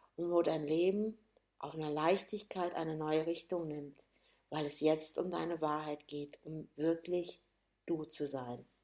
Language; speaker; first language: German; native; German